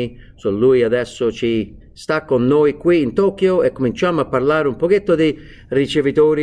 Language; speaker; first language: Italian; non-native, fluent; English